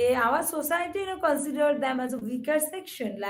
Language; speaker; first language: English; non-native, local second language; Assamese